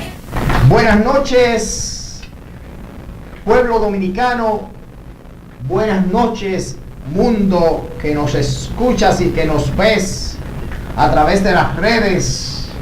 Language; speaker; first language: Spanish; native; Spanish